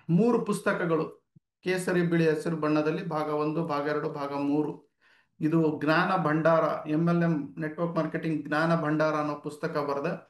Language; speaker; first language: Kannada; native; Kannada